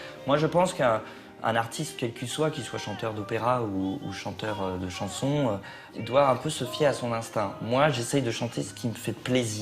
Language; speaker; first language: French; native; French